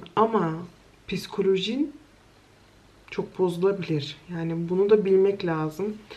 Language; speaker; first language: Turkish; early bilingual, heritage; Turkish